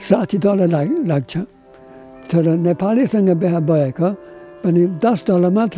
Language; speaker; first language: Nepali; non-native, learner; English